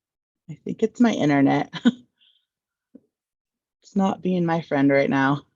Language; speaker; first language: English; native; English